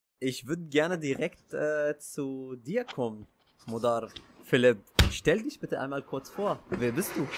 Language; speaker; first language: German; non-native, fluent; Arabic